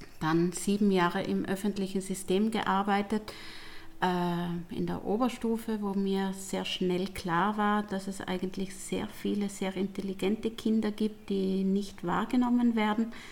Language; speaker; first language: German; native; German